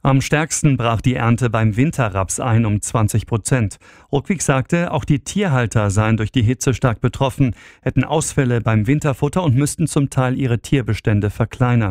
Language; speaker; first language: German; native; German